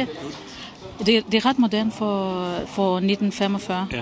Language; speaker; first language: Danish; non-native, fluent; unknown